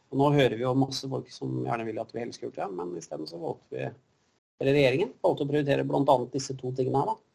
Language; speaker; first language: Norwegian; native; Norwegian